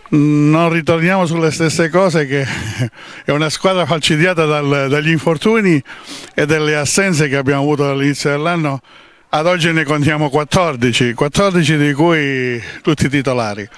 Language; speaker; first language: Italian; native; Italian